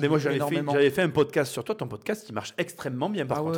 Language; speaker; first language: French; native; French